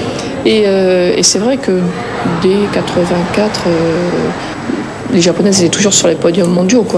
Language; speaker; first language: French; native; French